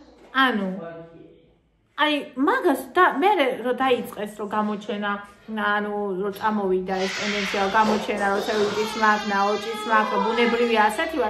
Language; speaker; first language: Georgian; native; Georgian